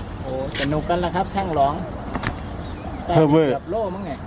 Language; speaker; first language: Thai; non-native, local second language; Northeastern Thai